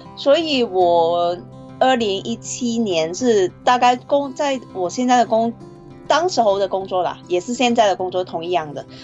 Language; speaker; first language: Chinese; non-native, fluent; Cantonese